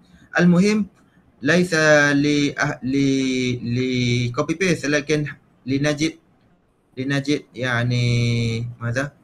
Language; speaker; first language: Arabic; non-native, fluent; Malay